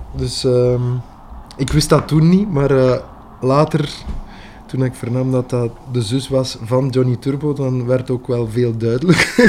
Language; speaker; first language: Dutch; native; Dutch